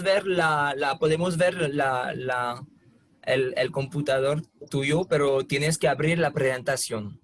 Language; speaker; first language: Spanish; non-native, fluent; French